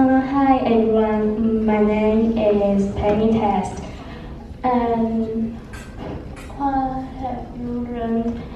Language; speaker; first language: English; non-native, learner; Chinese